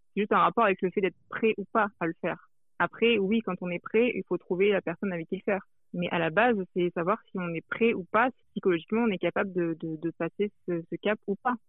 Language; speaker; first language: French; native; French